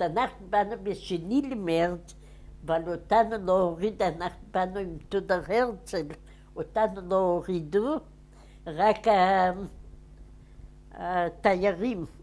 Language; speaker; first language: Hebrew; non-native, fluent; Yiddish